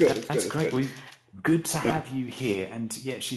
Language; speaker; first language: English; native; English